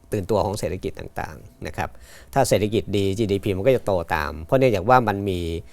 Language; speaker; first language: Thai; native; Thai